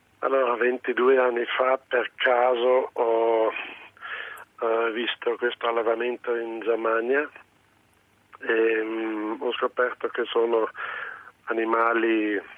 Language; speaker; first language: Italian; non-native, local second language; German